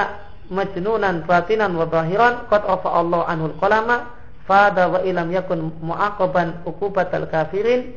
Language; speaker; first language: Arabic; non-native, fluent; Indonesian